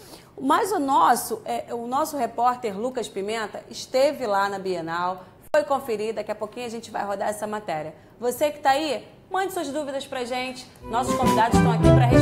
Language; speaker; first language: Portuguese; native; Portuguese